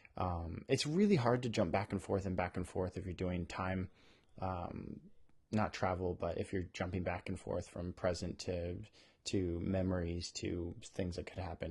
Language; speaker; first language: English; native; English